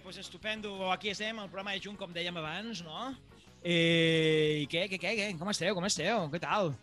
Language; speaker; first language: Catalan; native; Catalan